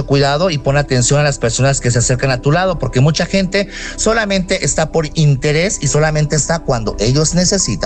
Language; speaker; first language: Spanish; native; Spanish